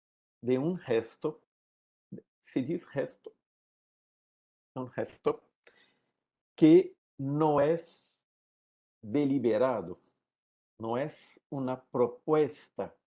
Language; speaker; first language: Spanish; non-native, learner; Portuguese